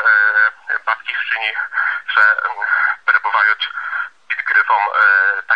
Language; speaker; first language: Ukrainian; non-native, fluent; Polish